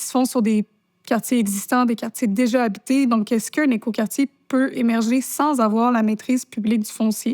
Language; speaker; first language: French; native; French